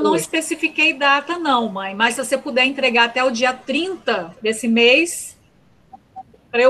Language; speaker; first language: Portuguese; native; Portuguese